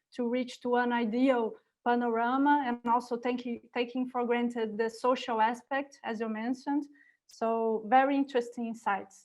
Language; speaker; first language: English; non-native, fluent; Portuguese